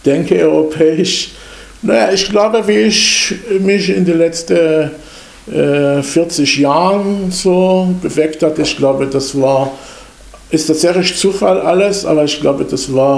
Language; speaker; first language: German; non-native, fluent; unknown